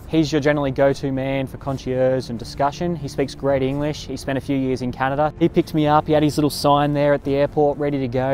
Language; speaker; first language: English; native; English